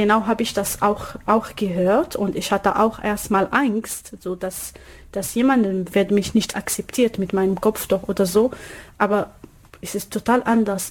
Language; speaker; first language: German; non-native, learner; Arabic